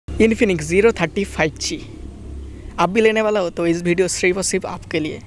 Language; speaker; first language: Hindi; non-native, local second language; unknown